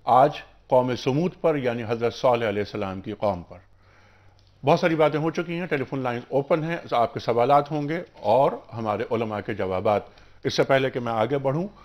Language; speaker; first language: Urdu; native; Urdu